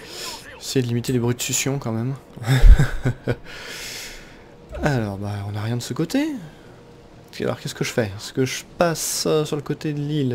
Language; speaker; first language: French; native; French